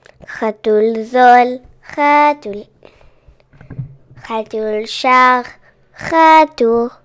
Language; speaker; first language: Hebrew; non-native, learner; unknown